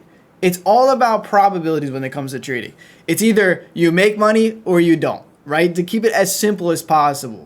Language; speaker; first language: English; native; English